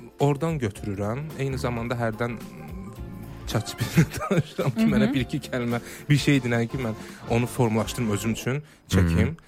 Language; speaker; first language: Azerbaijani; native; Azerbaijani